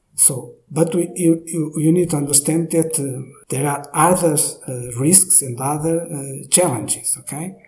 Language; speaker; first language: English; non-native, fluent; Portuguese